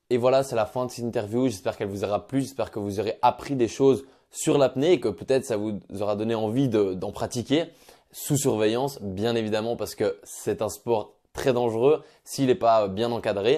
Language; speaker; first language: French; native; French